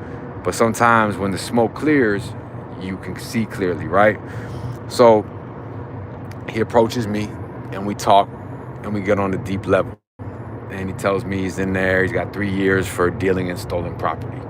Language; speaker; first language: English; native; English